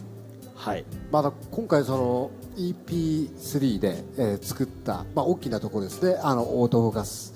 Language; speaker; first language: Japanese; native; Japanese